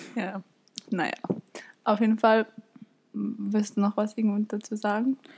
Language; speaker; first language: German; native; German